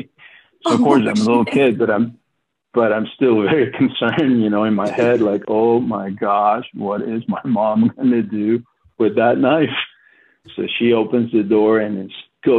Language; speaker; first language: English; non-native, fluent; Spanish